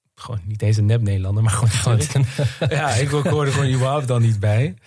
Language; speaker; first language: Dutch; early bilingual, other home language; Turkish